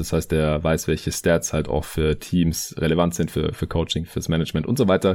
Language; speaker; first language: German; native; German